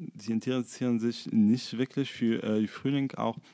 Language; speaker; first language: German; non-native, fluent; Arabic